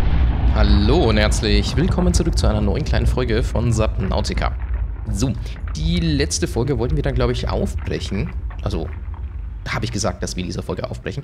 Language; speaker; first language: German; native; German